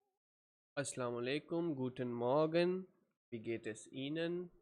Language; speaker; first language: German; non-native, fluent; Urdu